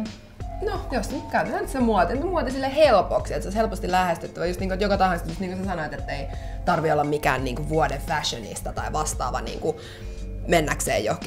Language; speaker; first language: Finnish; native; Finnish